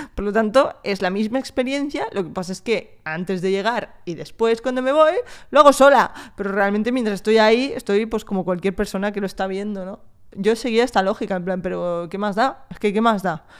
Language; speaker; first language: Spanish; early bilingual, other home language; French